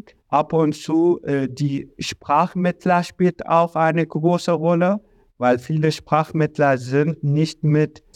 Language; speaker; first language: German; non-native, learner; Arabic